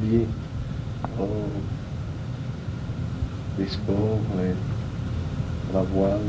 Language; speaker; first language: French; non-native, fluent; English